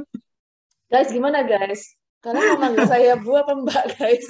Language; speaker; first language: Indonesian; native; Indonesian